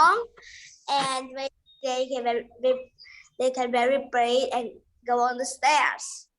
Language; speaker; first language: English; non-native, learner; Vietnamese